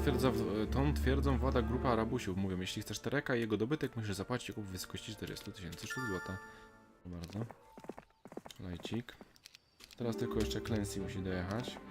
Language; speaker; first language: Polish; native; Polish